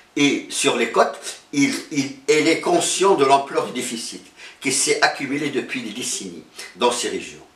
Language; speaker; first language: French; non-native, local second language; Arabic